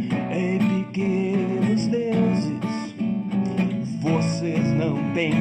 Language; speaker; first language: Portuguese; native; Portuguese